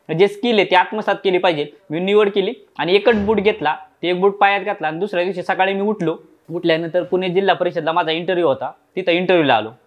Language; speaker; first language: Marathi; native; Marathi